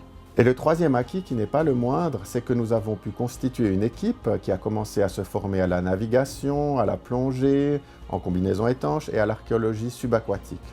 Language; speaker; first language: French; native; French